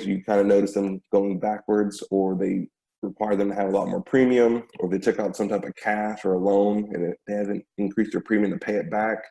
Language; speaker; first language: English; native; English